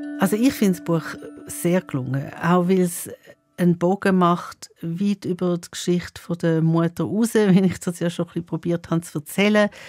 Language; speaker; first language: German; native; German